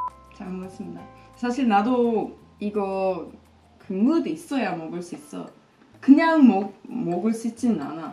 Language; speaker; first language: Korean; non-native, fluent; Swedish